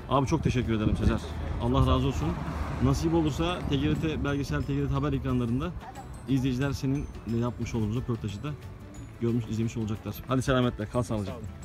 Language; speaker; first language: Turkish; native; Turkish